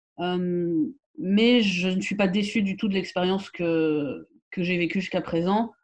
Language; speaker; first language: French; native; French